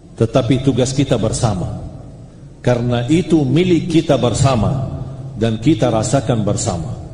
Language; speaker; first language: Malay; non-native, fluent; Arabic